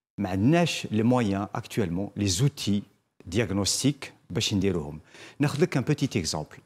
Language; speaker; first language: French; non-native, local second language; Arabic